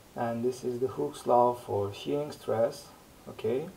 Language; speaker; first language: English; non-native, fluent; Turkish